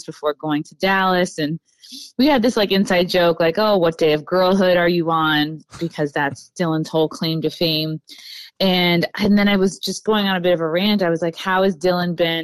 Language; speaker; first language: English; native; English